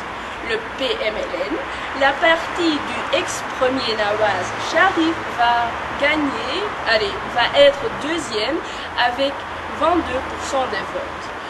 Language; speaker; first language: French; non-native, learner; Dutch